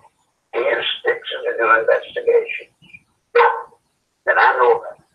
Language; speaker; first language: English; native; English